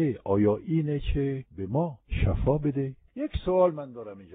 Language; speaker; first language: Persian; non-native, fluent; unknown